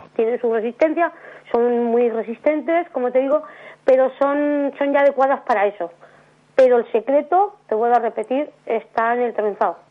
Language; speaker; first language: Spanish; native; Spanish